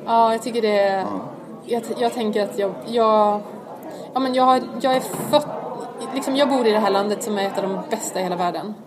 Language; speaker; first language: Swedish; native; Swedish